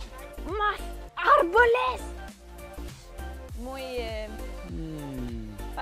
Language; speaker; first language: Spanish; non-native, learner; Danish